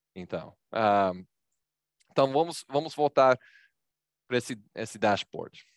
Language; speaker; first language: Portuguese; non-native, fluent; English